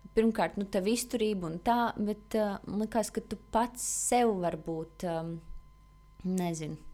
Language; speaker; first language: Latvian; native; Latvian